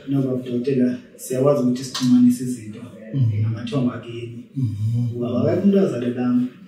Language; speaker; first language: Zulu; non-native, local second language; Xhosa